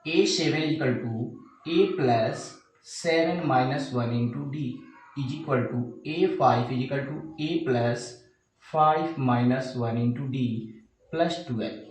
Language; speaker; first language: English; non-native, local second language; Hindi